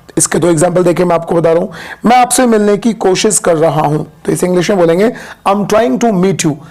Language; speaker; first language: Hindi; native; Hindi